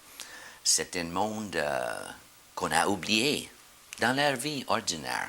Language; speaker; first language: French; non-native, fluent; English